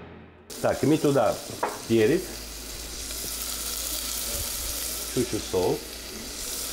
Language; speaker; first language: Russian; non-native, learner; Italian